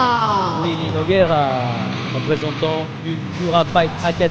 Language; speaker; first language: French; native; French